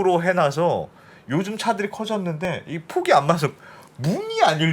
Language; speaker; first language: Korean; native; Korean